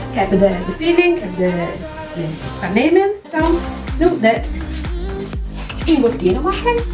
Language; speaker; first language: Dutch; non-native, learner; Italian